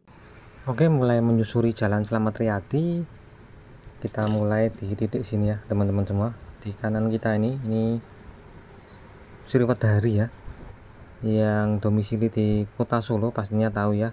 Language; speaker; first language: Indonesian; native; Indonesian